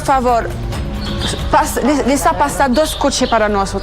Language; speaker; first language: Spanish; non-native, learner; French